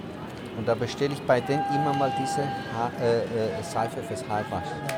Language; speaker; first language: German; native; German